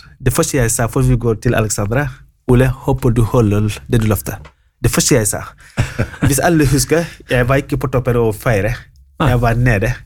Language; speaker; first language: Norwegian; non-native, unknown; Wolof